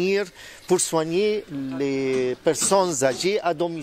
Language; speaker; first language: French; non-native, fluent; Arabic